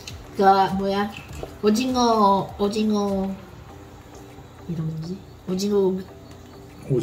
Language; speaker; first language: Korean; non-native, local second language; Filipino